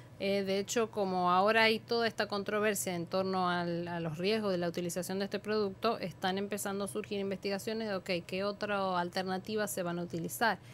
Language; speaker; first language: Spanish; native; Spanish